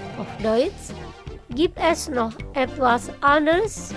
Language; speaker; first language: German; non-native, fluent; Indonesian